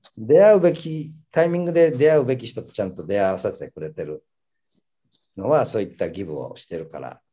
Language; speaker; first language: Japanese; early bilingual, heritage; Japanese